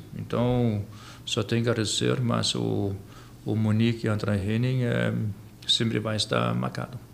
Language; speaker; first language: Portuguese; non-native, fluent; Danish